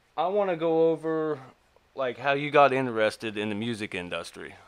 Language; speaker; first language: English; native; English